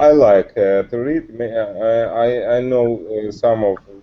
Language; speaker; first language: English; non-native, learner; Russian